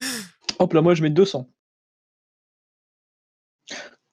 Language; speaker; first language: French; native; French